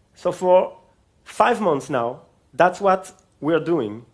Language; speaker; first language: English; non-native, fluent; Hebrew